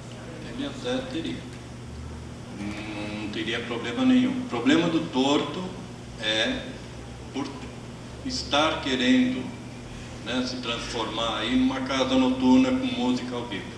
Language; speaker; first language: Portuguese; native; Portuguese